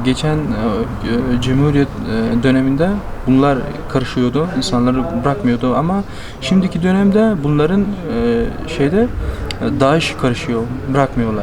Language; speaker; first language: Turkish; non-native, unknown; Persian